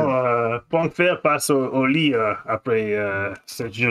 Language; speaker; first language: French; non-native, fluent; English